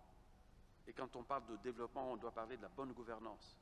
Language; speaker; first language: French; non-native, fluent; Kabuverdianu